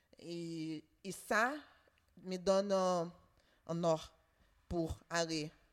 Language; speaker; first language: French; non-native, learner; Portuguese